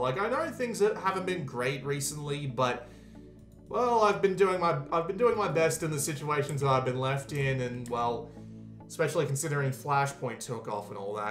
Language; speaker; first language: English; native; English